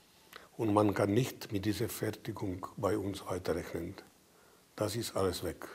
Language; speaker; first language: German; non-native, fluent; Czech